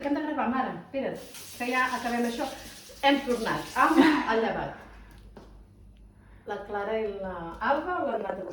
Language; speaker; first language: Catalan; native; Catalan